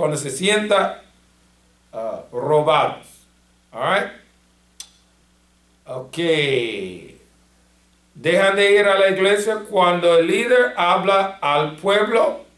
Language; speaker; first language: Spanish; non-native, fluent; English